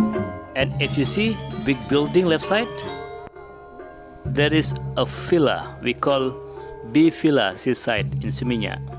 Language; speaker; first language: English; non-native, learner; Indonesian